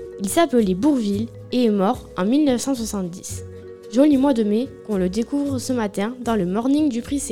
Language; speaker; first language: French; native; French